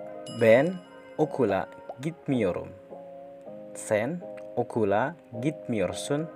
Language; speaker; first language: Turkish; non-native, fluent; Indonesian